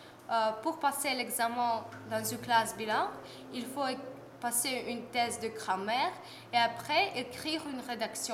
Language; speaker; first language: French; non-native, fluent; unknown